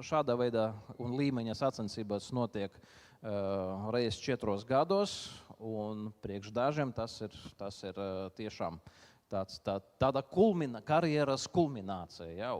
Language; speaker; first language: Latvian; non-native, local second language; Russian